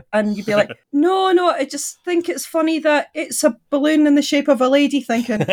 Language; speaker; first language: English; native; English